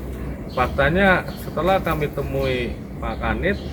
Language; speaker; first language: Indonesian; native; Indonesian